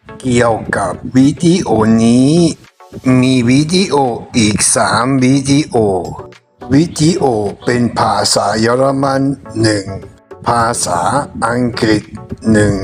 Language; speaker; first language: Thai; non-native, fluent; German